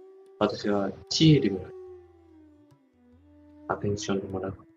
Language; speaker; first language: Japanese; non-native, fluent; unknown